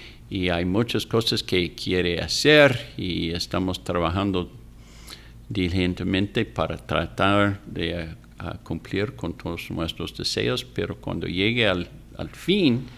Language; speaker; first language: Spanish; non-native, fluent; English